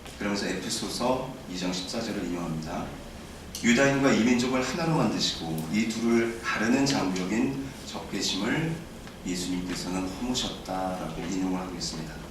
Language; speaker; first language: Korean; native; Korean